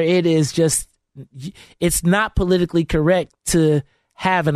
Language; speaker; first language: English; native; English